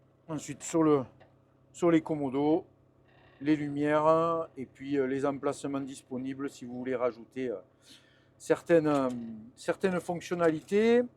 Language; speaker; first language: French; native; French